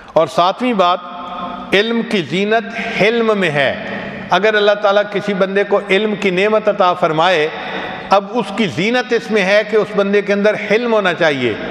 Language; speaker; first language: Urdu; non-native, local second language; Punjabi